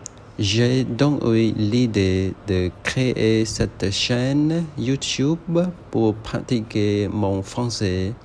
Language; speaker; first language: French; non-native, learner; Khmer